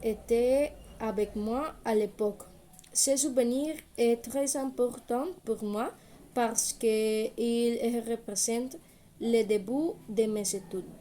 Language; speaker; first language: French; non-native, learner; Spanish